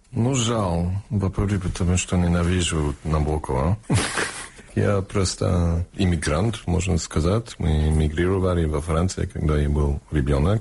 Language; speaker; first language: Russian; early bilingual, heritage; Russian